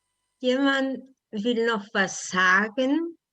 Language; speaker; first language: German; non-native, learner; Spanish